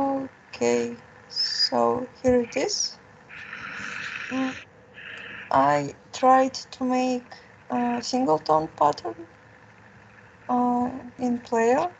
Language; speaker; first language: English; non-native, fluent; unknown